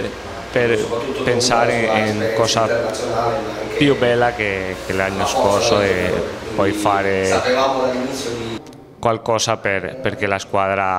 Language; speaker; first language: Italian; non-native, fluent; Spanish